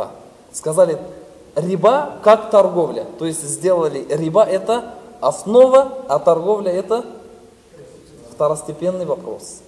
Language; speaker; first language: Russian; non-native, fluent; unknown